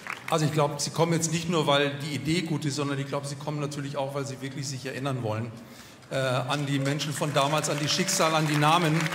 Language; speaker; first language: German; native; German